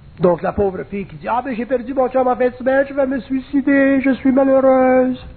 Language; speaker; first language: French; native; French